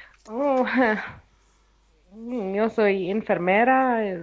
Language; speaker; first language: Spanish; non-native, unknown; Ukrainian